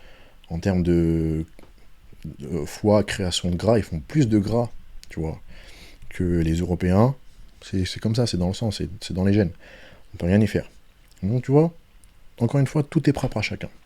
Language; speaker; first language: French; native; French